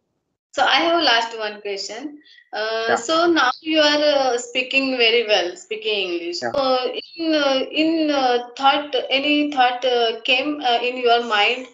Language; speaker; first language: English; non-native, learner; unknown